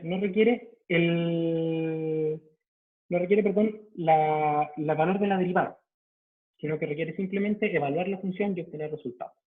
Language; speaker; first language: Spanish; native; Spanish